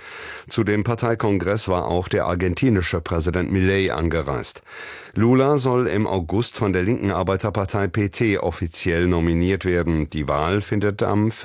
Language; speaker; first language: German; native; German